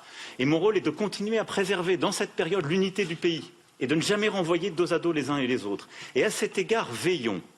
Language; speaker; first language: French; native; French